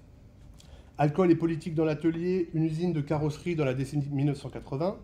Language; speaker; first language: French; native; French